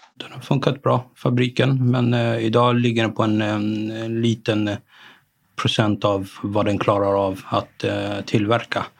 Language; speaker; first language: Swedish; early bilingual, other home language; Arabic